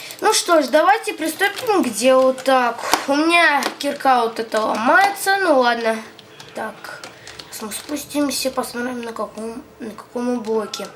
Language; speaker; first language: Russian; native; Russian